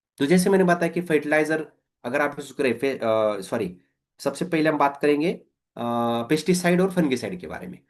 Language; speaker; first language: Hindi; non-native, local second language; Marathi